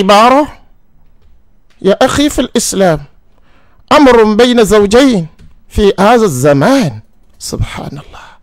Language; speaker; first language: Arabic; non-native, learner; Yoruba